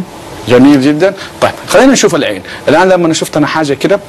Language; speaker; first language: Arabic; native; Arabic